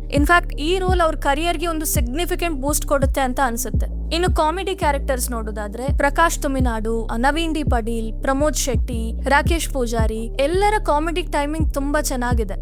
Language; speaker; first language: Kannada; native; Kannada